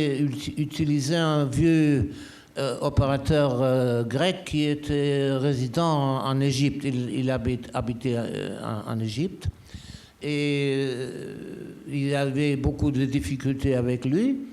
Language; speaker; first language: French; non-native, fluent; German